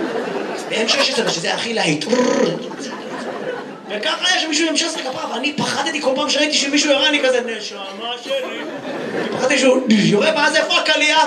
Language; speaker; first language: Hebrew; native; Hebrew